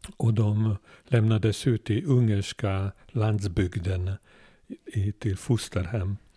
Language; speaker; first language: Swedish; non-native, fluent; Hungarian